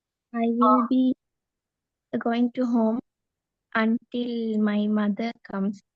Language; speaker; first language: English; non-native, learner; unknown